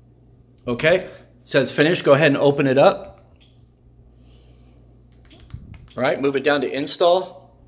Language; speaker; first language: English; native; English